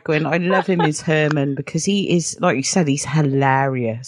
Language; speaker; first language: English; native; English